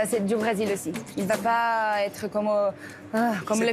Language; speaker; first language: French; non-native, learner; Portuguese